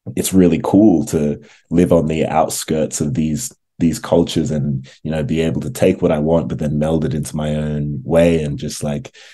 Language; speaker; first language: English; native; English